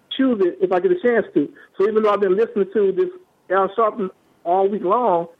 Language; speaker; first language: English; native; English